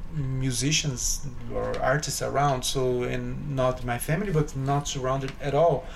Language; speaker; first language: English; non-native, fluent; Portuguese